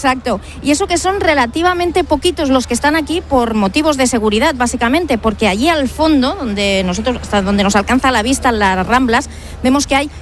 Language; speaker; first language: Spanish; native; Spanish